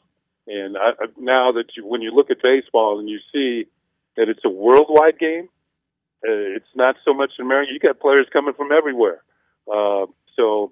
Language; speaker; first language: English; native; English